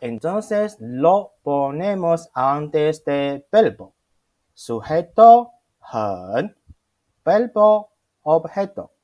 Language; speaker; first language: Spanish; non-native, fluent; Chinese